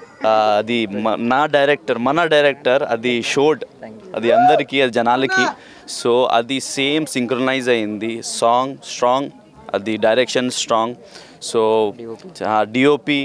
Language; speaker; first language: Telugu; non-native, learner; Hindi